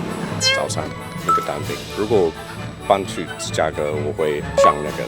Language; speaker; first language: Chinese; non-native, learner; English